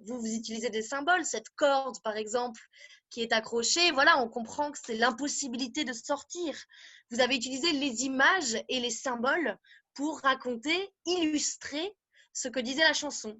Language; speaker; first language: French; native; French